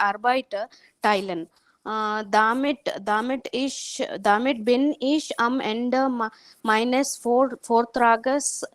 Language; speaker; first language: German; non-native, learner; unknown